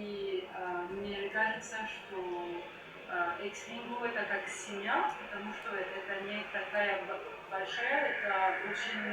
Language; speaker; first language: Russian; non-native, learner; French